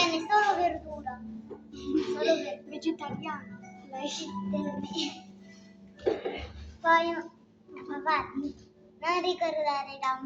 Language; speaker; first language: Italian; early bilingual, other home language; Bangla